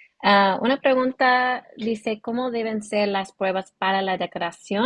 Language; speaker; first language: Spanish; non-native, learner; English